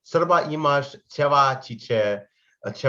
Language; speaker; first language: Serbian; non-native, learner; English